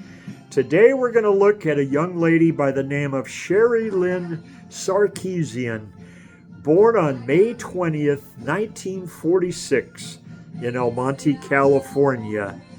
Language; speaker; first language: English; native; English